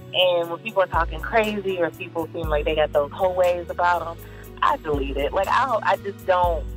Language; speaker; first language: English; native; English